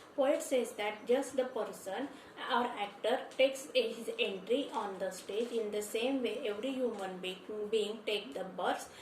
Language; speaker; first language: English; non-native, local second language; Marathi